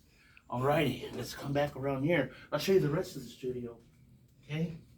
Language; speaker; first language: English; native; English